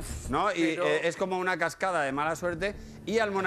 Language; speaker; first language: Spanish; native; Spanish